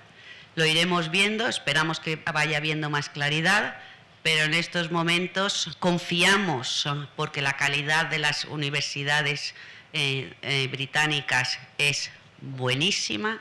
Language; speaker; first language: Spanish; native; Spanish